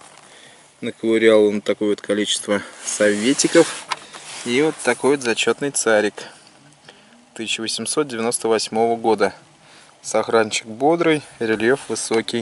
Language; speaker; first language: Russian; native; Russian